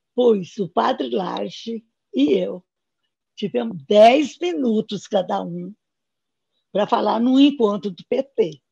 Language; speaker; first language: Portuguese; native; Portuguese